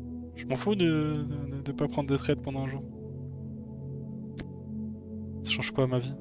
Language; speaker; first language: French; native; French